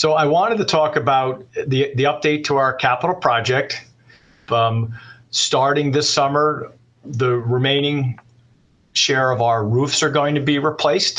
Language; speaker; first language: English; native; English